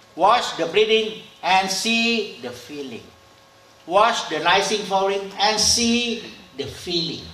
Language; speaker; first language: English; non-native, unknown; Thai